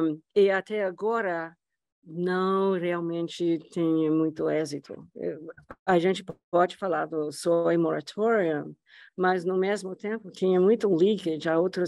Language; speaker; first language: Portuguese; non-native, fluent; English